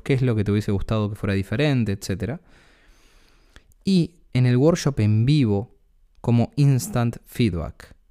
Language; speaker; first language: Spanish; native; Spanish